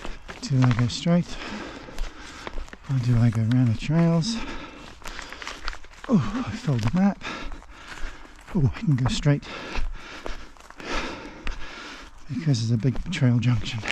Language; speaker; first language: English; native; English